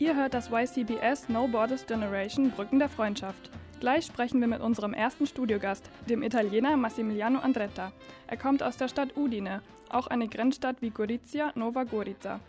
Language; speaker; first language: German; native; German